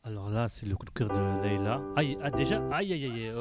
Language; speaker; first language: French; native; French